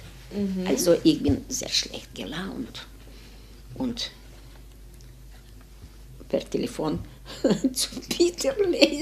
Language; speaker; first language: German; non-native, fluent; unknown